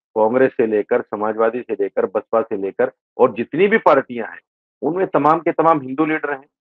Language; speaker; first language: Urdu; native; Urdu